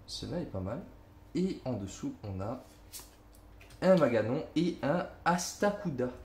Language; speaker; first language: French; native; French